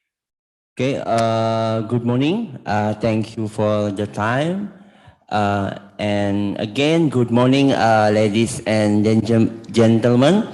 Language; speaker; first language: English; non-native, learner; Indonesian